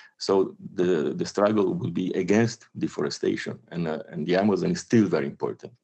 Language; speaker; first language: English; non-native, fluent; Italian